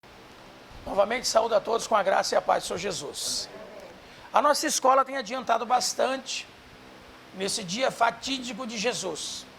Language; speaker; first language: Portuguese; native; Portuguese